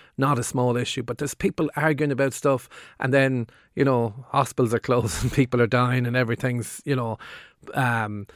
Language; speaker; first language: English; native; English